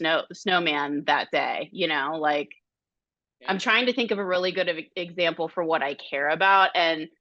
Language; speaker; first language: English; native; English